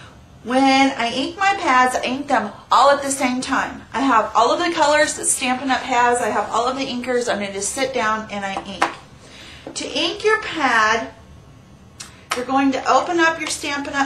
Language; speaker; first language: English; native; English